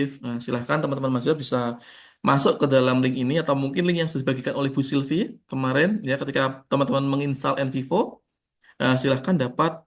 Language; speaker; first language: Indonesian; native; Indonesian